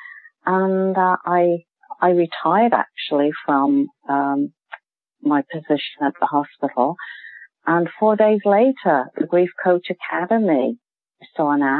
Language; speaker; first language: English; native; English